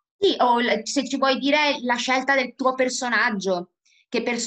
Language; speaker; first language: Italian; native; Italian